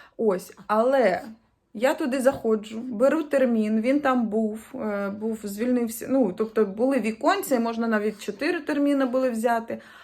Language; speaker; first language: Ukrainian; native; Ukrainian